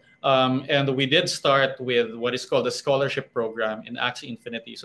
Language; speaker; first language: English; non-native, local second language; Filipino